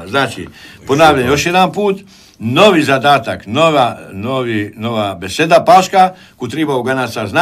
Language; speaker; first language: Croatian; native; Croatian